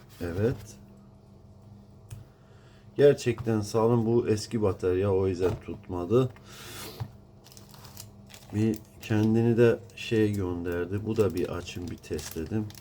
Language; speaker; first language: Turkish; non-native, learner; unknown